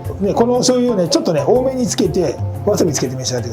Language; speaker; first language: Japanese; native; Japanese